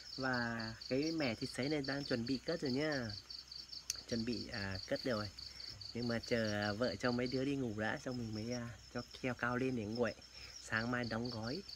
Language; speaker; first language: Vietnamese; non-native, local second language; Tày